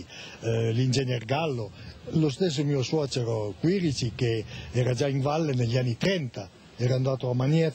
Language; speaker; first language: Italian; native; Italian